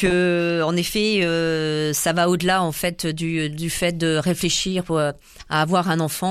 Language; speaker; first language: French; native; French